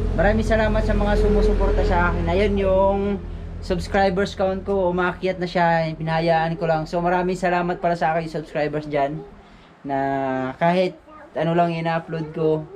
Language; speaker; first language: Filipino; non-native, local second language; Cebuano